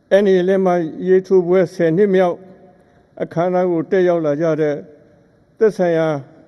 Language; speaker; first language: Burmese; non-native, local second language; S'gaw Karen